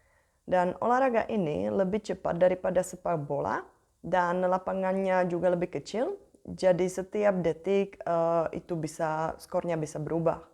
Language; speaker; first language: Indonesian; non-native, fluent; Czech